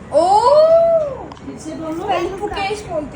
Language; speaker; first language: Hindi; native; Hindi